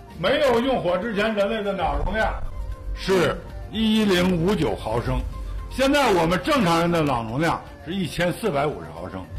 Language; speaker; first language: Chinese; native; Chinese